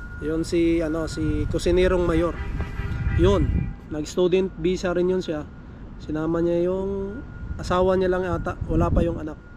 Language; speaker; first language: Filipino; native; Filipino